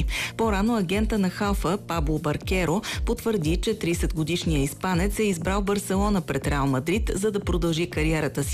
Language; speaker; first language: Bulgarian; native; Bulgarian